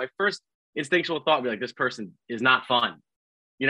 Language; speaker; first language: English; native; English